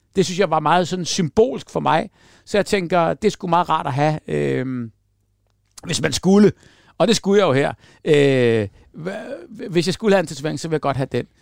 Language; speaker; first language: Danish; native; Danish